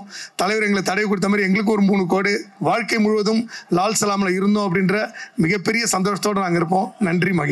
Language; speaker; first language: Tamil; native; Tamil